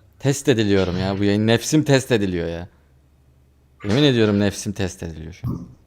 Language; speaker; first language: Turkish; native; Turkish